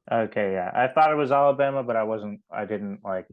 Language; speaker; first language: English; native; English